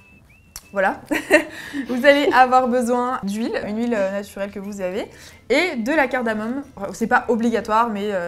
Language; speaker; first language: French; native; French